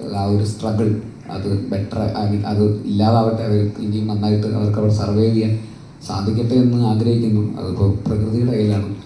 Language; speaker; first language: Malayalam; native; Malayalam